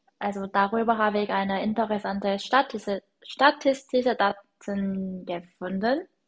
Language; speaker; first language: German; non-native, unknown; Korean